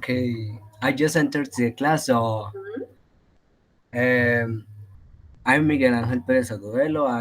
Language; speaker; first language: English; non-native, learner; Spanish